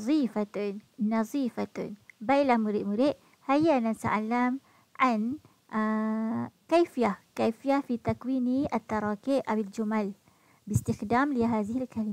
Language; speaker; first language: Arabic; non-native, fluent; Malay